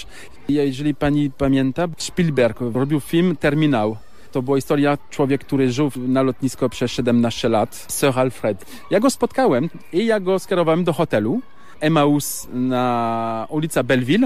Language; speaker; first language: Polish; non-native, learner; French